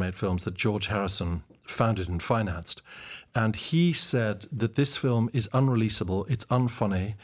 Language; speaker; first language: English; native; English